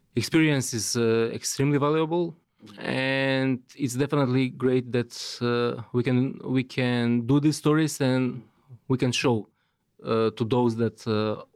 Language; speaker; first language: English; non-native, fluent; Macedonian